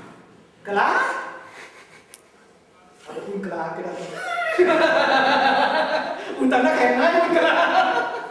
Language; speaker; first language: German; non-native, learner; Vietnamese